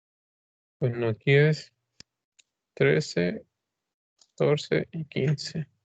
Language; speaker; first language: Spanish; native; Spanish